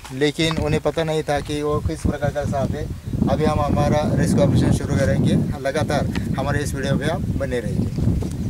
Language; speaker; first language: Hindi; non-native, local second language; Marathi